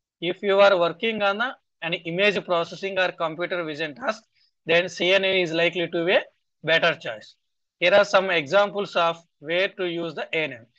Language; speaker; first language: English; non-native, local second language; Telugu